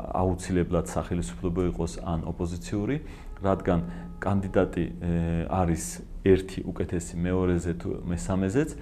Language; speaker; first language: Georgian; non-native, local second language; Azerbaijani